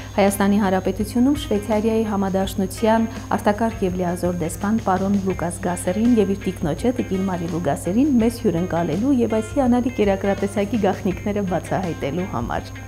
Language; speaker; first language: Armenian; native; Armenian